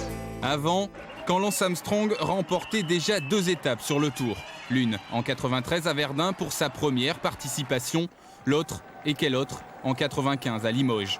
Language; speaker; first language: French; native; French